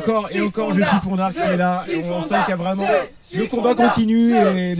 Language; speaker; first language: French; native; French